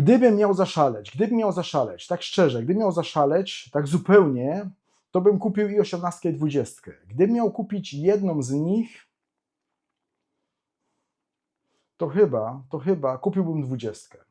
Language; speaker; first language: Polish; native; Polish